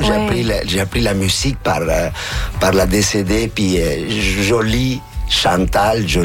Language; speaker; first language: French; non-native, fluent; Spanish